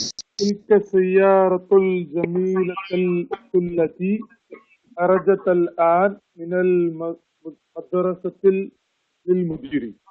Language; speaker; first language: Arabic; non-native, learner; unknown